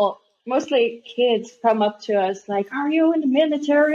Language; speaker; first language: English; non-native, fluent; Dutch